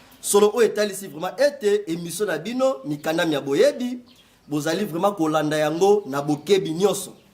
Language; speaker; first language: Lingala; native; Lingala